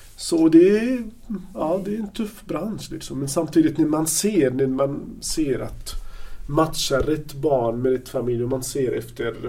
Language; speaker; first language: Swedish; non-native, fluent; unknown